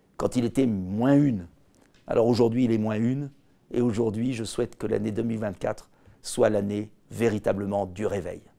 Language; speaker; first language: French; native; French